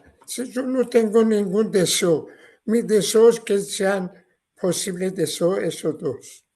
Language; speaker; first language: Spanish; non-native, learner; Persian